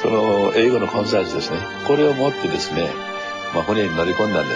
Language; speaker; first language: Japanese; non-native, fluent; Korean